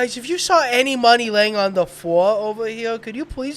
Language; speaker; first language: English; native; English